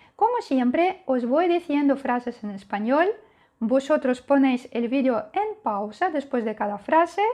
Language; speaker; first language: Spanish; non-native, fluent; Russian